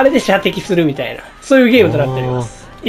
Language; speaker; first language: Japanese; native; Japanese